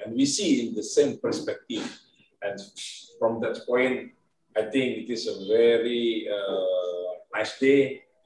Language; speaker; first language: English; non-native, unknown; Indonesian